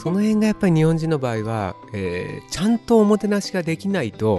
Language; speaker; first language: Japanese; native; Japanese